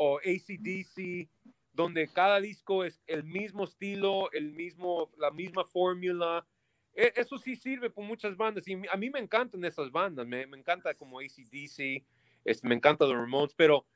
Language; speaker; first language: Spanish; early bilingual, heritage; Spanish